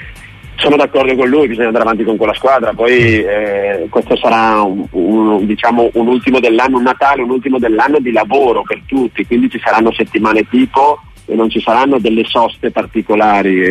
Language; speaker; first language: Italian; native; Italian